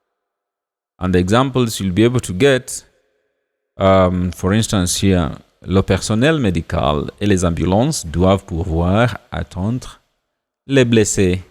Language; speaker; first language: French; non-native, fluent; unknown